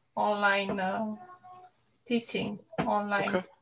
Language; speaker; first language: English; non-native, fluent; Romanian